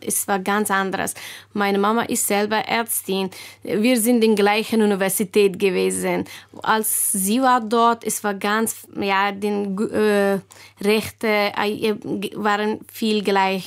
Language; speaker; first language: German; non-native, learner; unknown